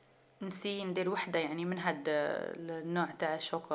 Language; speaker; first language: Arabic; native; Arabic